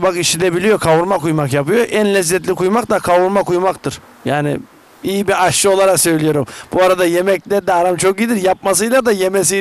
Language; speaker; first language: Turkish; native; Turkish